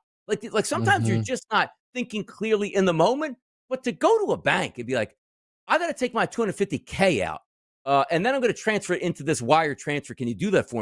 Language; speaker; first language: English; native; English